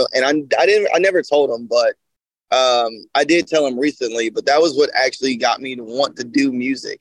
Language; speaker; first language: English; native; English